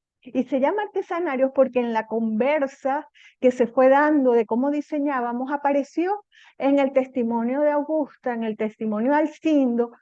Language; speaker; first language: Spanish; native; Spanish